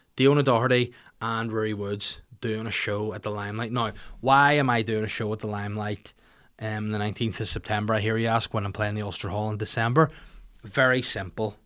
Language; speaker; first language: English; native; English